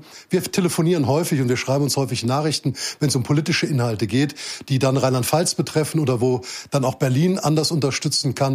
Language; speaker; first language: German; native; German